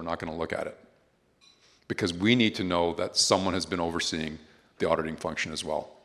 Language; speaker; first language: English; native; English